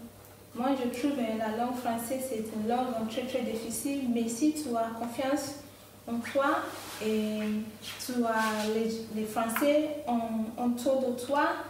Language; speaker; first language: French; non-native, fluent; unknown